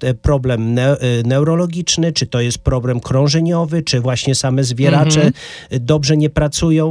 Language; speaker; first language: Polish; native; Polish